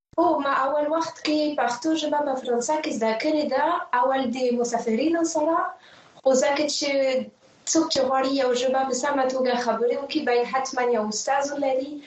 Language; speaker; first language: Pashto; non-native, fluent; French